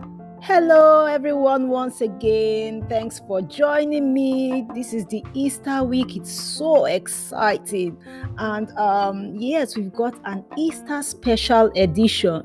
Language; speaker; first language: English; non-native, local second language; Yoruba